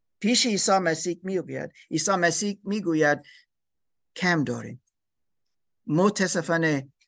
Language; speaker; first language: Persian; non-native, learner; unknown